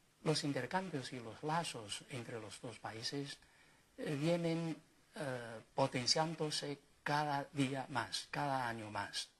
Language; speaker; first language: Spanish; non-native, fluent; Chinese